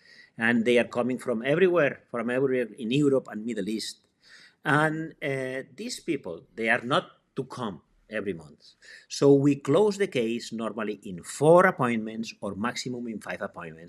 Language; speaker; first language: English; non-native, fluent; Spanish